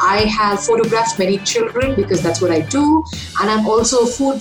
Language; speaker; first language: English; non-native, local second language; Bangla